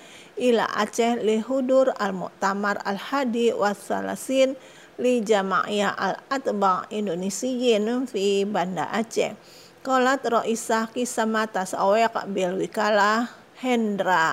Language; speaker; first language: Arabic; non-native, fluent; Indonesian